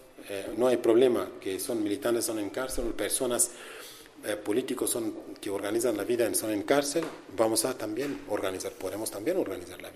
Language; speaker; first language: Spanish; non-native, learner; Kurdish